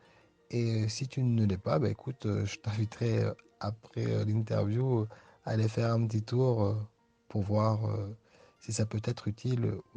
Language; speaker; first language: French; native; French